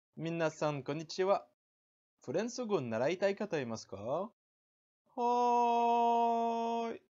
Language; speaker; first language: Japanese; non-native, learner; French